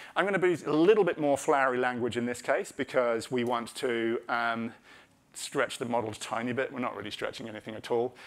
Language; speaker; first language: English; native; English